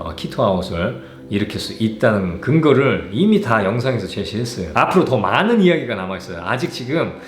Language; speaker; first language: Korean; native; Korean